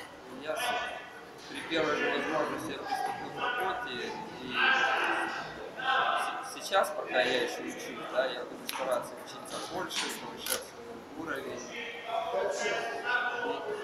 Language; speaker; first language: Russian; native; Russian